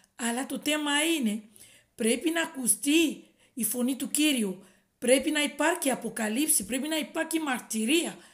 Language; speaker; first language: Greek; non-native, fluent; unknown